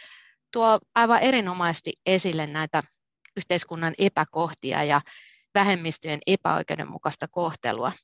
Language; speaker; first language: Finnish; native; Finnish